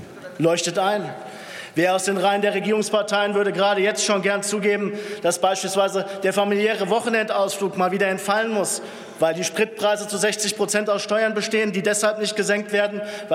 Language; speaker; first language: German; native; German